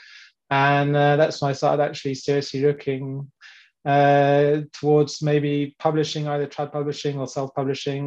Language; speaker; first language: English; native; English